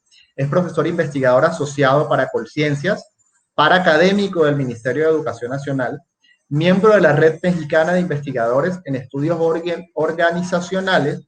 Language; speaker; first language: Spanish; native; Spanish